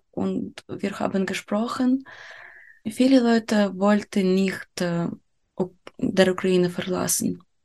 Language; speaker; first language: German; non-native, learner; Ukrainian